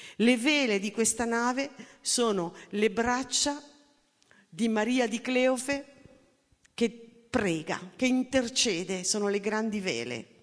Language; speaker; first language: Italian; native; Italian